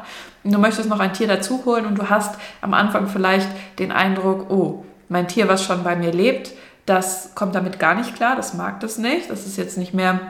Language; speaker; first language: German; native; German